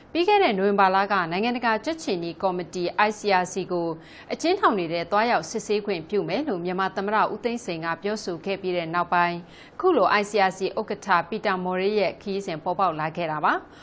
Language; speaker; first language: Burmese; native; Burmese